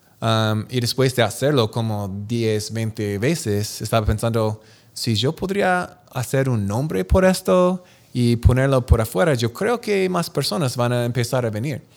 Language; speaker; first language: Spanish; non-native, learner; English